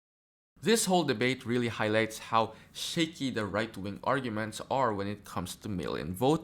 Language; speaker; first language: English; native; English